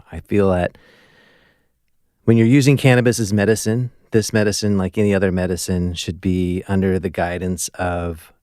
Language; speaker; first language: English; native; English